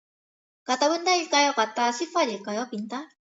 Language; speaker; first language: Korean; non-native, fluent; Indonesian